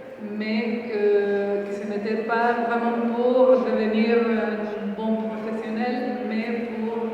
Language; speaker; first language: French; non-native, fluent; Spanish